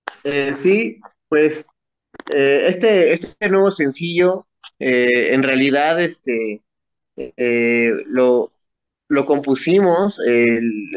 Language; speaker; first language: Spanish; native; Spanish